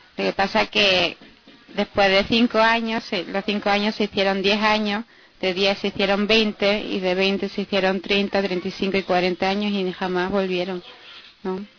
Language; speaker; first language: Spanish; early bilingual, heritage; Spanish